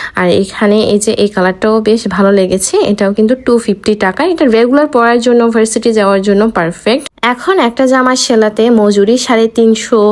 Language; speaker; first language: Bangla; native; Bangla